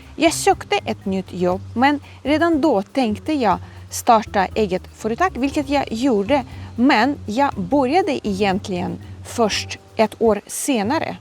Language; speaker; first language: Swedish; non-native, fluent; Ukrainian